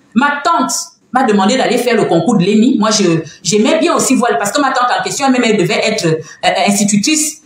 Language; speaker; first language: French; non-native, local second language; Fang